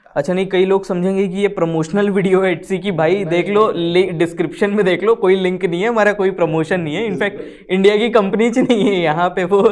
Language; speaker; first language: Hindi; native; Hindi